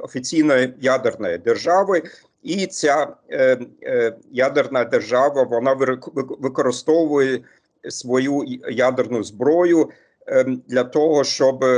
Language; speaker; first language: Ukrainian; non-native, fluent; German